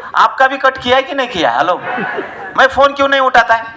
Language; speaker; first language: Hindi; non-native, local second language; Marathi